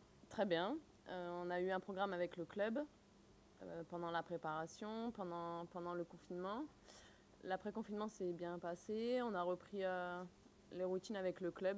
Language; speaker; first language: French; native; French